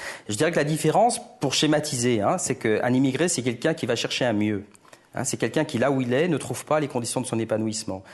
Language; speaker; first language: French; native; French